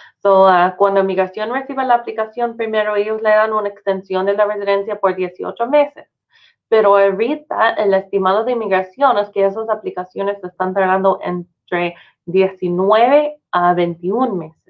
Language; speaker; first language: Spanish; non-native, fluent; English